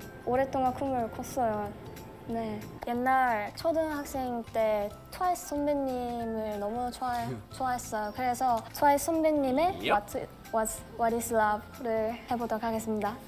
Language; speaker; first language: Korean; non-native, fluent; Japanese